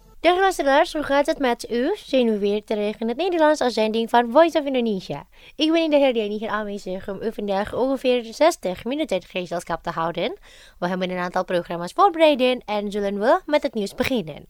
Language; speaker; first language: Dutch; non-native, fluent; Indonesian